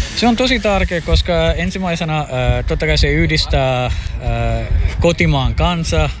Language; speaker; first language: Finnish; non-native, fluent; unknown